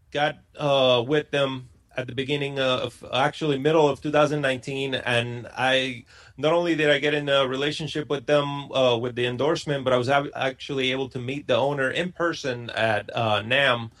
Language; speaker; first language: English; non-native, fluent; Spanish